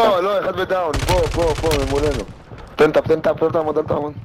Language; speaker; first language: Hebrew; native; Hebrew